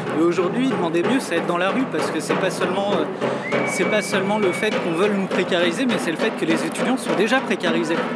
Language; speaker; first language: French; native; French